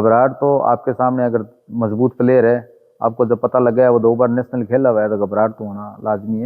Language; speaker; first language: Hindi; native; Hindi